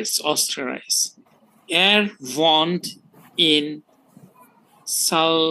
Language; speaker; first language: German; non-native, learner; Bangla